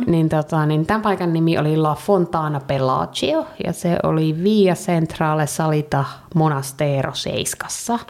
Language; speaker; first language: Finnish; early bilingual, heritage; Finnish